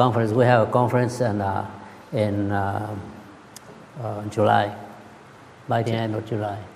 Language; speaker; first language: English; non-native, learner; Spanish